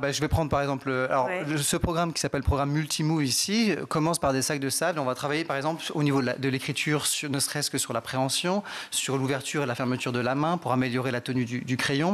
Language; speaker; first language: French; native; French